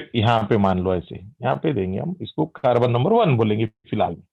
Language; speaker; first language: Hindi; non-native, local second language; Marathi